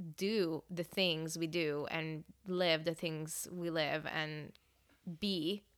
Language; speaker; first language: English; early bilingual, other home language; Hungarian